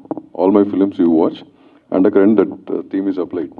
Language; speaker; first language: Telugu; native; Telugu